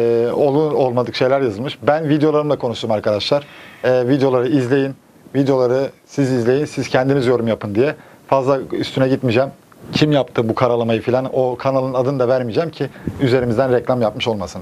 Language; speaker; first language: Turkish; native; Turkish